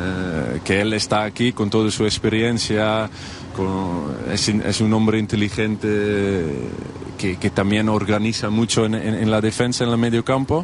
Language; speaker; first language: Spanish; non-native, fluent; Dutch